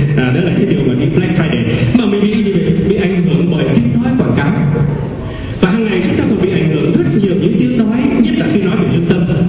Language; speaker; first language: Vietnamese; native; Vietnamese